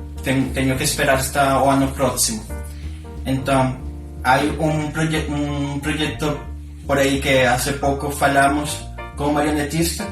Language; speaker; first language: Portuguese; non-native, learner; Spanish